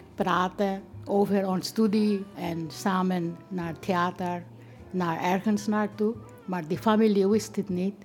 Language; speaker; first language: Dutch; non-native, fluent; Bangla